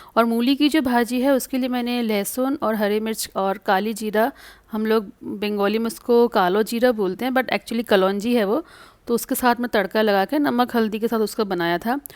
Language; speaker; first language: Hindi; non-native, local second language; Bangla